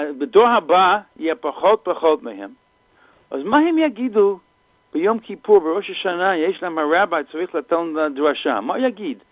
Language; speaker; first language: Hebrew; non-native, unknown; English